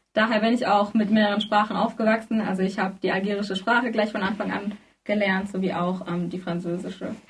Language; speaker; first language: German; early bilingual, other home language; Arabic